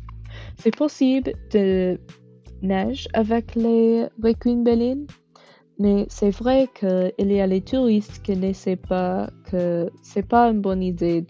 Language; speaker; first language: French; non-native, learner; English